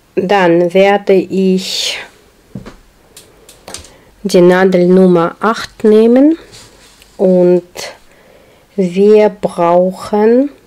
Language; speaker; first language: German; non-native, learner; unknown